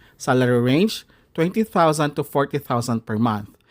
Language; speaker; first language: English; non-native, local second language; Filipino